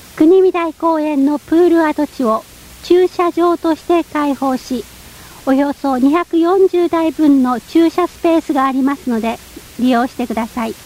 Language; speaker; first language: Japanese; native; Japanese